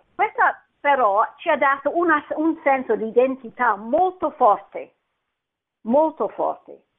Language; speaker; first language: Italian; non-native, fluent; English